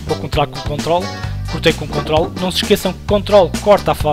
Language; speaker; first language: Portuguese; native; Portuguese